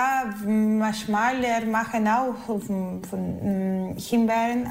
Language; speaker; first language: German; non-native, learner; Ukrainian